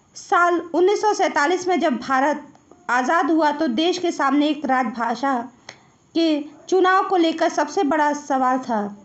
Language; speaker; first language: Hindi; native; Hindi